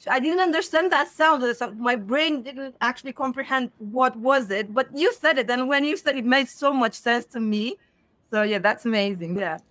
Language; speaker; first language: English; non-native, fluent; Romanian